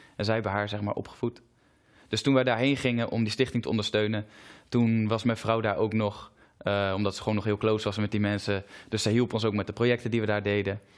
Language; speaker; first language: Dutch; native; Dutch